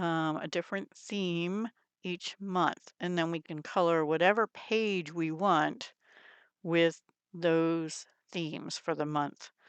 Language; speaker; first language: English; native; English